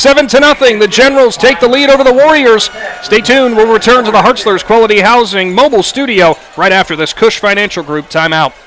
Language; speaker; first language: English; native; English